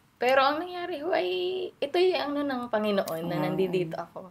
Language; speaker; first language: Filipino; native; Filipino